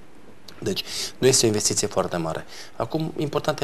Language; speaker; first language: Romanian; native; Romanian